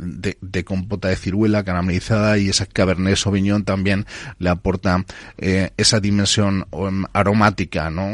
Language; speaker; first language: Spanish; native; Spanish